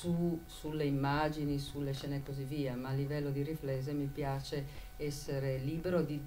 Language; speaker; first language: Italian; native; Italian